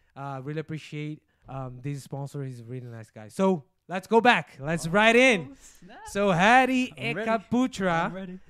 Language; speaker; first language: English; non-native, fluent; Portuguese